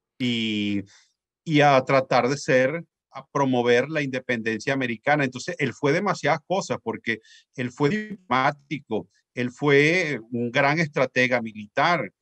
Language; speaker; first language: Spanish; native; Spanish